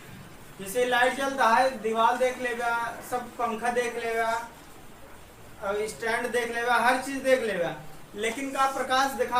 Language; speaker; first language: Hindi; native; Hindi